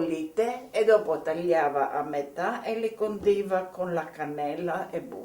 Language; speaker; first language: Italian; non-native, local second language; Slovenian